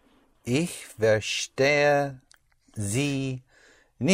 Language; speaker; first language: German; non-native, learner; English